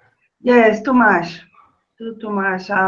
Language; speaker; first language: English; non-native, learner; Spanish